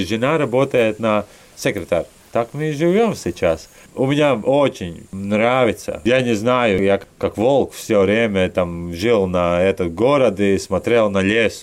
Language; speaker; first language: Russian; non-native, learner; Latvian